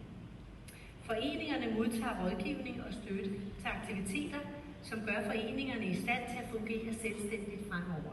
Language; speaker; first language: Danish; native; Danish